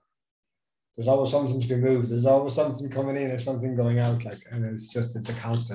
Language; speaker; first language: English; native; English